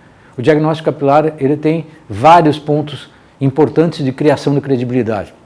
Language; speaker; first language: Portuguese; native; Portuguese